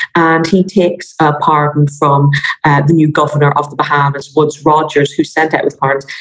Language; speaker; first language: English; native; English